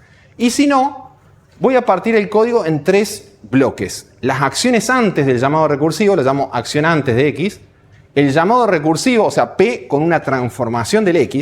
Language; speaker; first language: Spanish; native; Spanish